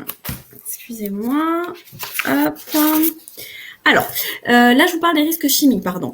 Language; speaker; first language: French; native; French